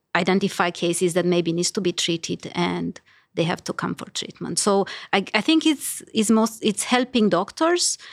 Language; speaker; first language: English; non-native, fluent; Romanian